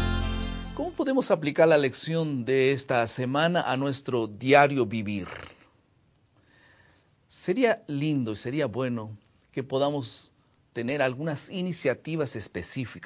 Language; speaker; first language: Spanish; non-native, fluent; Portuguese